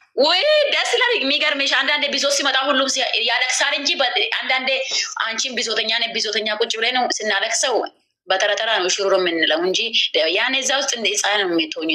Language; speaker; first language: Amharic; non-native, local second language; Oromo